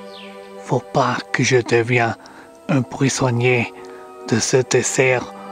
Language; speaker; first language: French; non-native, learner; English